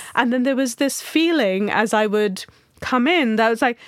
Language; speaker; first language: English; non-native, local second language; Hindi